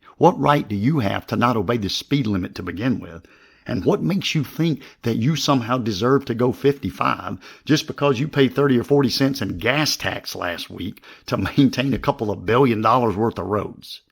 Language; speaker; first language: English; native; English